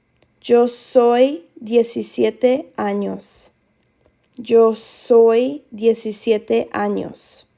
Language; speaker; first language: Spanish; non-native, fluent; English